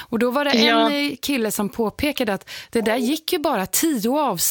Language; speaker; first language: Swedish; native; Swedish